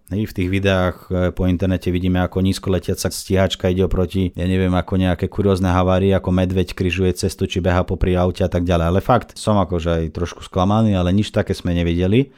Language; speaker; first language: Slovak; non-native, fluent; Russian